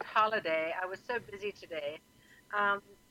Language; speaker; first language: English; native; English